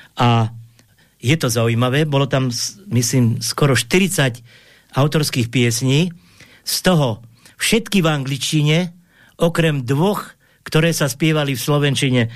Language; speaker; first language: Slovak; native; Slovak